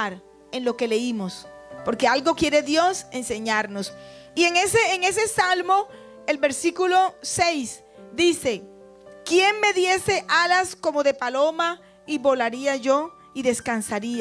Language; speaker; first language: Spanish; native; Spanish